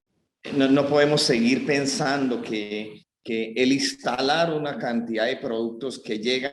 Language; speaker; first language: Spanish; native; Spanish